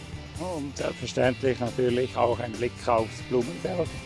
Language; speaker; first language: German; native; German